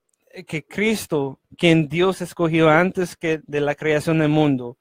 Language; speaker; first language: Spanish; non-native, fluent; English